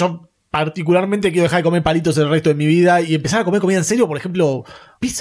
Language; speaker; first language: Spanish; native; Spanish